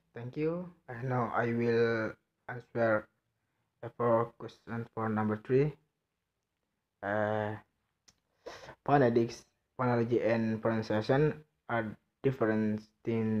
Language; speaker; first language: English; non-native, learner; Indonesian